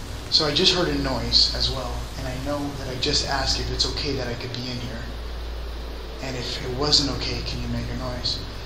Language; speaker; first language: English; native; English